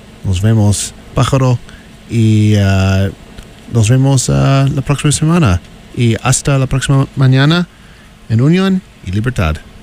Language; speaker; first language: Spanish; non-native, learner; English